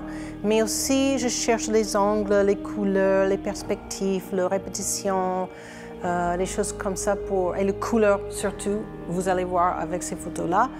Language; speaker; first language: French; non-native, fluent; English